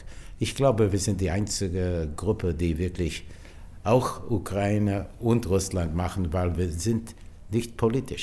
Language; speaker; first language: German; non-native, fluent; English